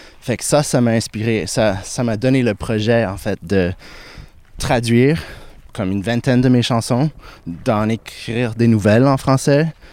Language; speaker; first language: French; non-native, local second language; English